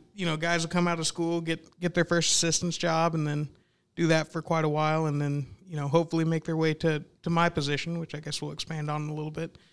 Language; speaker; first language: English; native; English